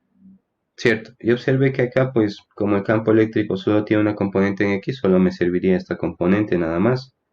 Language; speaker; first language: Spanish; native; Spanish